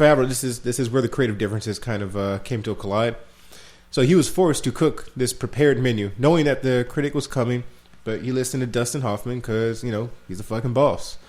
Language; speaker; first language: English; native; English